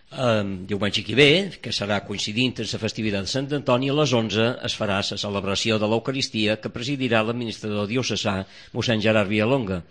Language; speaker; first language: Catalan; native; Catalan